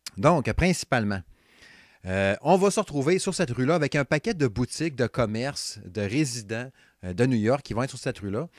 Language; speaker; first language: French; native; French